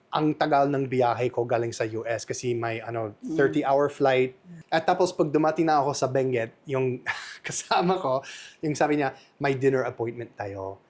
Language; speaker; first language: Filipino; non-native, fluent; English